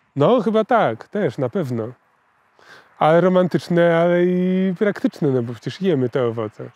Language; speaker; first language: Polish; native; Polish